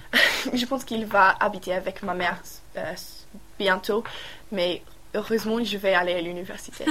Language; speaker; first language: French; non-native, learner; English